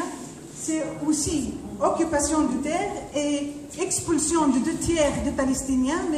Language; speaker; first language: French; non-native, fluent; Arabic